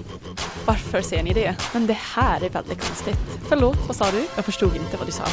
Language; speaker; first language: Swedish; non-native, fluent; Dutch